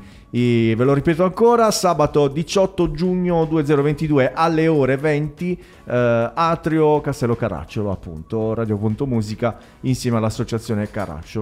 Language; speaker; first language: Italian; native; Italian